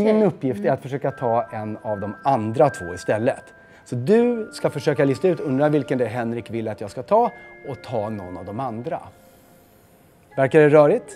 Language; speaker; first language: Swedish; native; Swedish